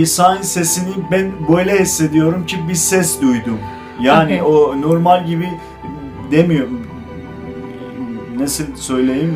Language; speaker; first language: Turkish; non-native, learner; Azerbaijani